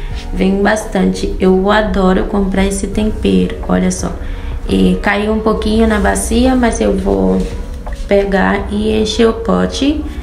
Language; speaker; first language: Portuguese; non-native, fluent; Haitian Creole